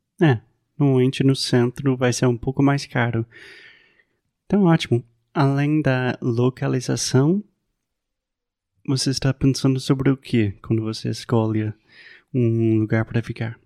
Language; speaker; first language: Portuguese; non-native, fluent; English